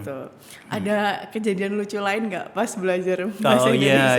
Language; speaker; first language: Indonesian; native; Indonesian